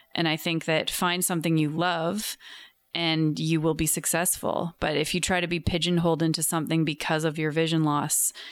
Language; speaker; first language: English; native; English